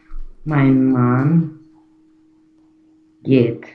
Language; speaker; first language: German; non-native, learner; Romanian